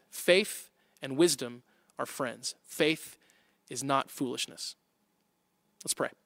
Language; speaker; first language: English; native; English